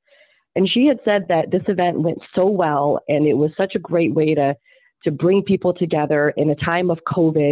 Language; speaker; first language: English; native; English